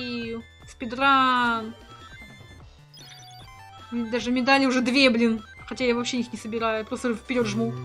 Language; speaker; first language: Russian; native; Russian